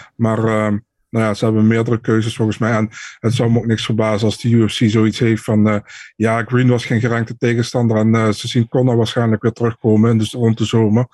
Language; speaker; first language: Dutch; native; Dutch